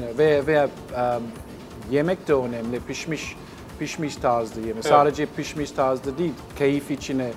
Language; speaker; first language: Turkish; non-native, learner; English